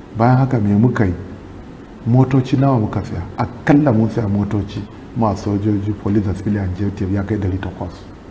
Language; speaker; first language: Hausa; non-native, local second language; Kanuri